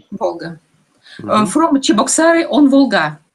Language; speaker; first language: English; non-native, learner; Russian